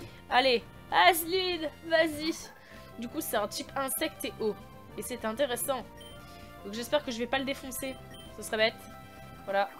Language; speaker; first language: French; native; French